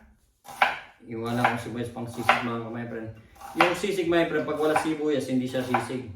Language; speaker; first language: Filipino; native; Filipino